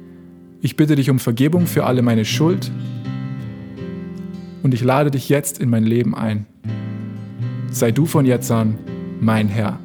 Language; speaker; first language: German; native; German